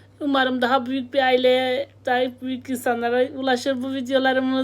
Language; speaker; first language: Turkish; native; Turkish